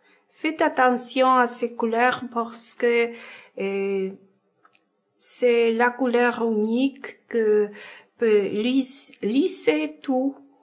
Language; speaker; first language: French; non-native, fluent; Polish